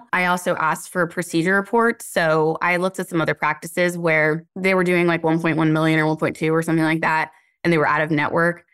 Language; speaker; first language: English; native; English